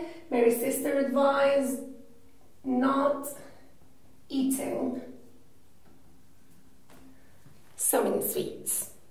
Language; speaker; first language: English; non-native, fluent; Spanish